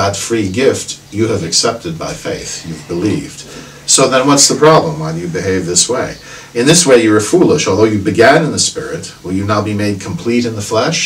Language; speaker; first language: English; native; English